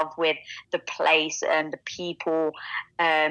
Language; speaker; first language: English; native; English